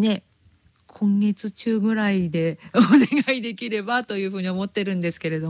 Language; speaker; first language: Japanese; native; Japanese